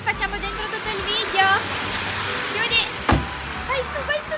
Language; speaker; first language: Italian; native; Italian